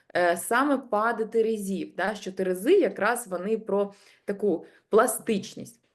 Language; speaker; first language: Ukrainian; non-native, local second language; Russian